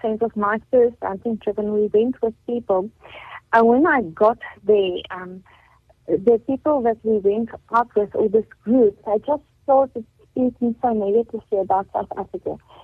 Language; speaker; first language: English; non-native, local second language; Afrikaans